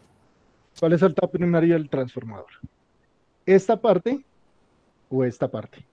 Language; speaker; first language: Spanish; native; Spanish